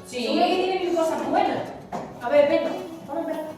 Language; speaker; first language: Spanish; native; Spanish